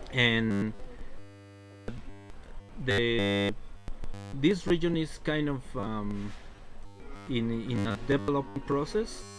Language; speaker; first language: English; non-native, learner; Spanish